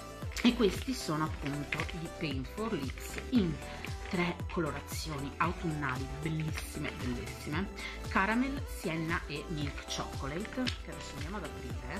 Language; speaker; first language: Italian; native; Italian